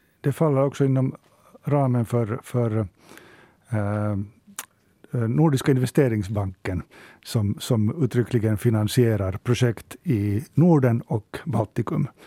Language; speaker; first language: Swedish; native; Swedish